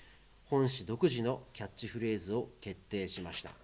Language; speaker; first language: Japanese; native; Japanese